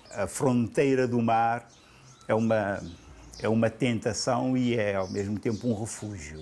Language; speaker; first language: Portuguese; non-native, local second language; Kabuverdianu